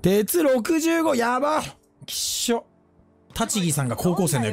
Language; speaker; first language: Japanese; native; Japanese